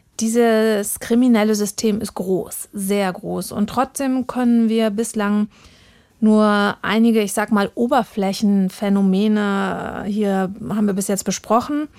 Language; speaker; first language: German; native; German